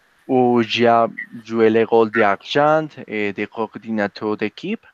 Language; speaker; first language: French; non-native, learner; Spanish